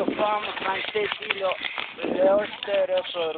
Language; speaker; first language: French; non-native, learner; Romanian